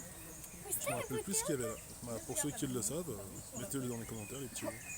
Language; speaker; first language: French; native; French